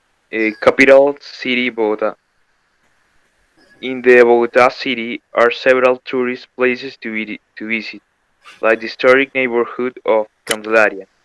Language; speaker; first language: English; non-native, learner; Spanish